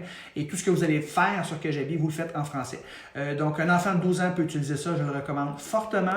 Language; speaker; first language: French; native; French